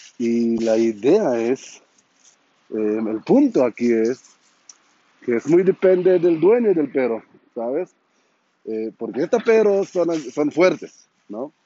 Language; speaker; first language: Spanish; non-native, learner; Hebrew